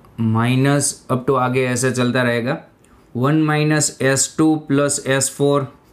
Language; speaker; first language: Hindi; non-native, local second language; Gujarati